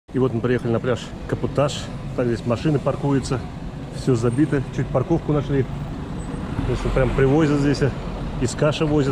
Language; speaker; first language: Russian; native; Russian